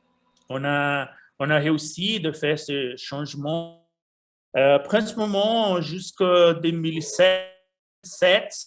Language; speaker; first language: French; non-native, fluent; Portuguese